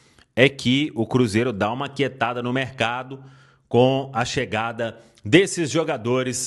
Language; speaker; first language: Portuguese; native; Portuguese